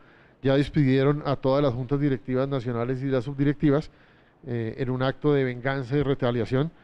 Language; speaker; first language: Spanish; native; Spanish